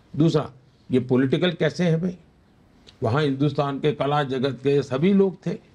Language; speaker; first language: Hindi; non-native, local second language; Gujarati